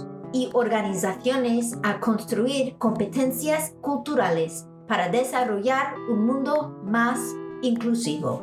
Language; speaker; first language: Spanish; non-native, fluent; English